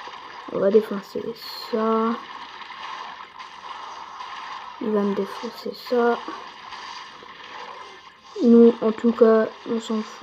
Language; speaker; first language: French; native; French